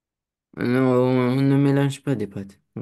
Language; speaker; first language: French; non-native, learner; Romanian